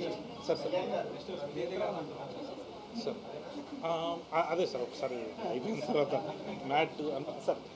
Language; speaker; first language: Telugu; native; Telugu